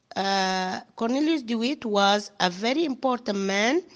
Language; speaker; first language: English; non-native, fluent; Arabic